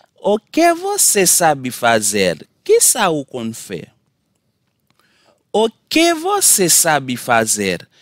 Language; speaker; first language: Portuguese; non-native, learner; Haitian Creole